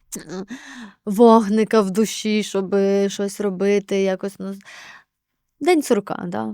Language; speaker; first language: Ukrainian; native; Ukrainian